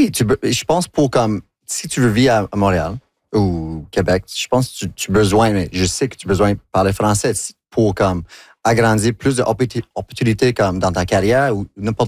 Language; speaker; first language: French; non-native, local second language; English